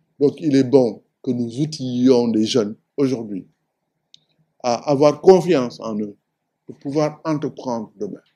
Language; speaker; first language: French; non-native, local second language; Wolof